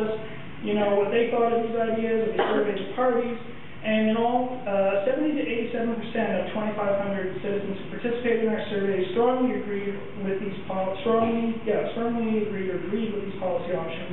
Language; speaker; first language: English; native; English